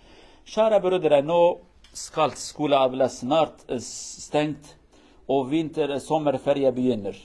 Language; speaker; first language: Swedish; non-native, learner; Kurdish